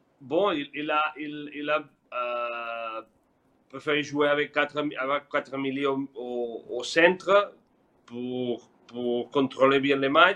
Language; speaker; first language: French; non-native, learner; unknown